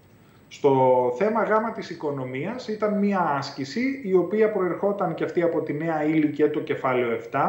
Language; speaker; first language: Greek; native; Greek